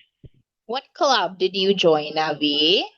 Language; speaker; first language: English; non-native, local second language; Filipino